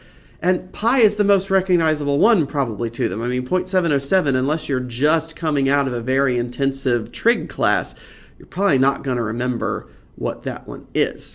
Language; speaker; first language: English; native; English